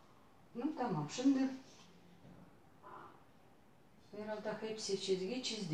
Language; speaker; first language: Turkish; non-native, learner; Russian